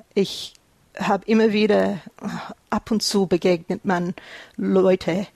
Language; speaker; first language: German; early bilingual, heritage; German